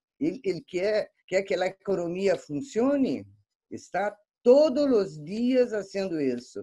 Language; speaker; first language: Spanish; non-native, fluent; Portuguese